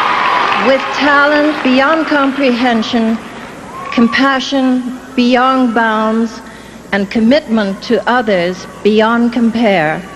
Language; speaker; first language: English; native; English